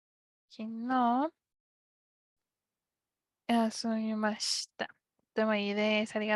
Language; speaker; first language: Japanese; non-native, fluent; Spanish